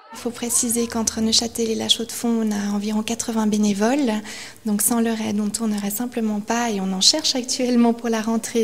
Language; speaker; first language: French; native; French